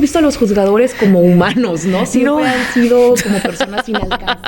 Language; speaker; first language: Spanish; native; Spanish